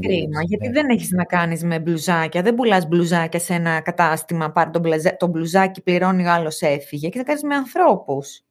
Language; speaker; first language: Greek; native; Greek